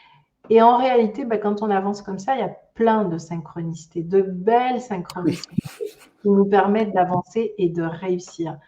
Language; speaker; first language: French; native; French